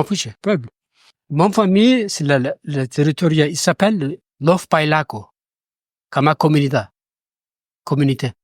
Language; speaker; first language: French; non-native, learner; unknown